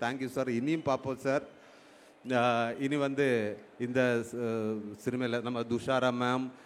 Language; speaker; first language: Tamil; non-native, local second language; Malayalam